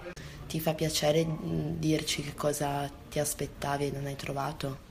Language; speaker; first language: Italian; native; Italian